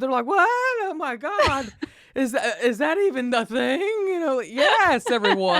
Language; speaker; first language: English; native; English